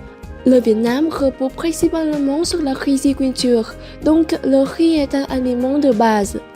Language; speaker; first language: French; non-native, learner; Vietnamese